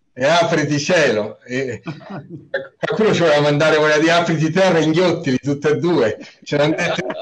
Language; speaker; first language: Italian; native; Italian